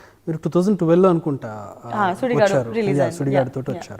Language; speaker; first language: Telugu; native; Telugu